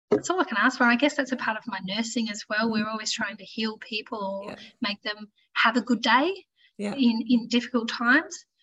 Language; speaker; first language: English; native; English